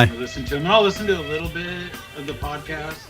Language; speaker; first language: English; native; English